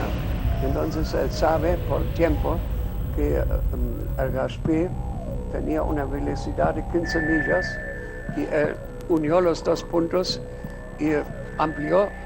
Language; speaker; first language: Spanish; non-native, fluent; German